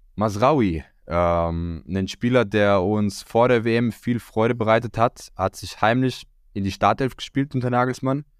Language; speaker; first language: German; early bilingual, other home language; Croatian